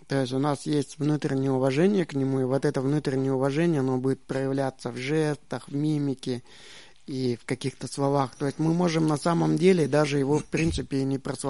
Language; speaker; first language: Czech; non-native, learner; Russian